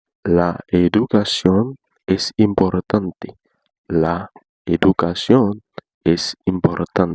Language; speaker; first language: Spanish; non-native, learner; Haitian Creole